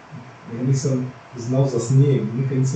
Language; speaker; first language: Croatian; non-native, fluent; Portuguese